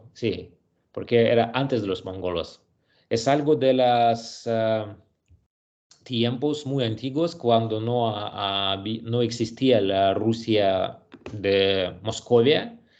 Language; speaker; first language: Spanish; non-native, learner; Russian